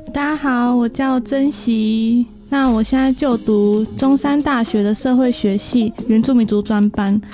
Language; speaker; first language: Chinese; non-native, local second language; Amis